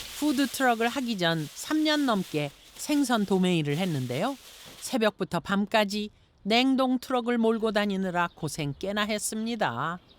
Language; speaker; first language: Korean; native; Korean